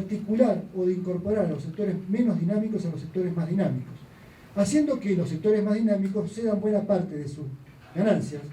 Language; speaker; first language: Spanish; native; Spanish